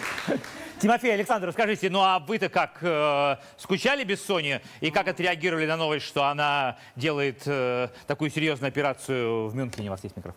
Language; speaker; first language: Russian; native; Russian